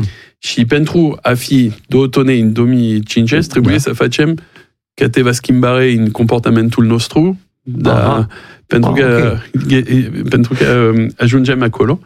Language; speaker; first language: Romanian; non-native, learner; French